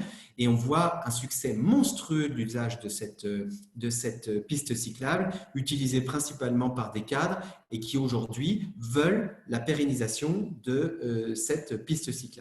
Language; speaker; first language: French; native; French